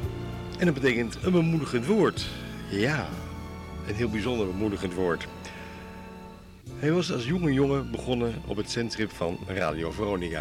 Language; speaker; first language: Dutch; native; Dutch